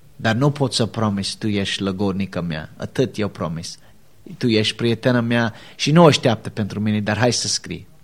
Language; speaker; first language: Romanian; non-native, learner; English